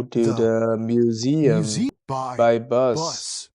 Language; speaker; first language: English; non-native, learner; Korean